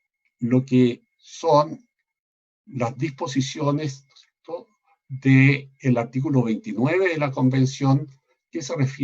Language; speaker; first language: Spanish; native; Spanish